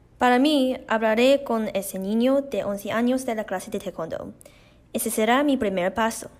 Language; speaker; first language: Spanish; non-native, learner; Korean